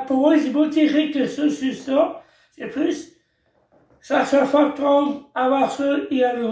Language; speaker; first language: French; native; French